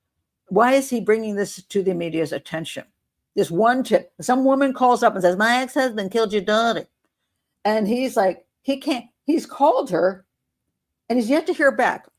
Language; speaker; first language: English; native; English